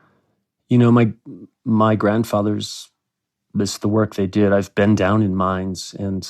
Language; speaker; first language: English; native; English